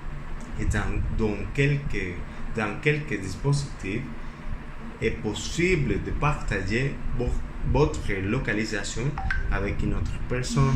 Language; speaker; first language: French; non-native, learner; Spanish